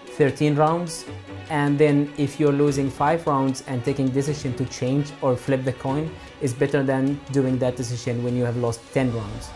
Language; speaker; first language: English; non-native, fluent; Arabic